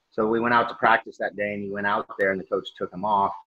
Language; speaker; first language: English; native; English